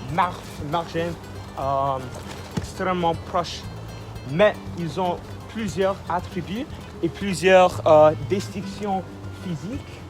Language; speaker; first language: French; non-native, learner; English